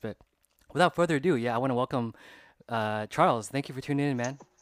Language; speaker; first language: English; early bilingual, other home language; Vietnamese